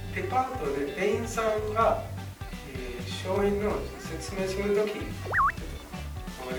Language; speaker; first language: Japanese; non-native, learner; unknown